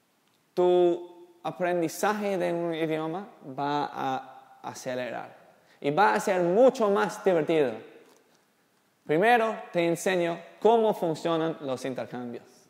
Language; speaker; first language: Spanish; non-native, fluent; English